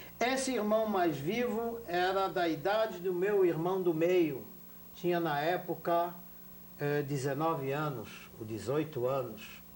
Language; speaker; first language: Portuguese; non-native, fluent; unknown